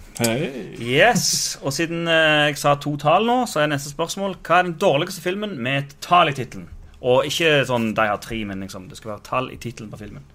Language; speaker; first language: Norwegian; native; Norwegian